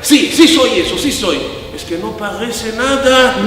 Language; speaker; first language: Spanish; native; Spanish